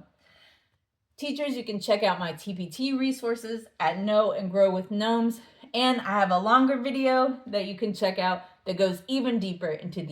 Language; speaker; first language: English; native; English